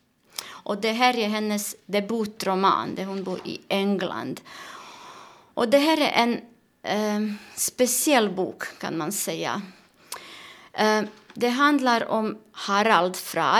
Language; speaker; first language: Swedish; non-native, learner; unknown